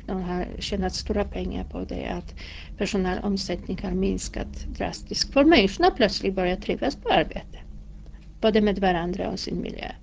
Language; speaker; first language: Swedish; non-native, fluent; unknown